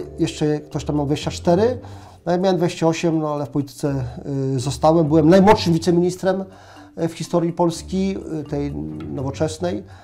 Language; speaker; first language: Polish; native; Polish